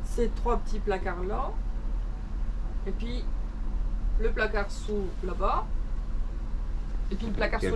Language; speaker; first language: French; native; French